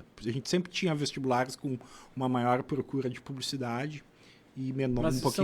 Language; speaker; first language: Portuguese; native; Portuguese